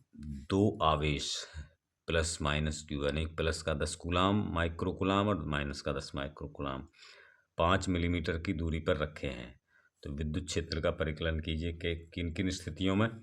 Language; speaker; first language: Hindi; native; Hindi